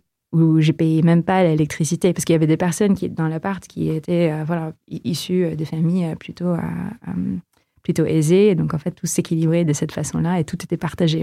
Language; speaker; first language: French; non-native, fluent; Filipino